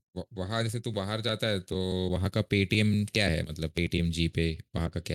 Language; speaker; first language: Hindi; native; Hindi